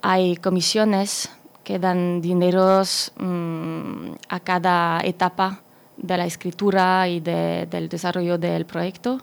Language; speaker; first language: Spanish; non-native, fluent; French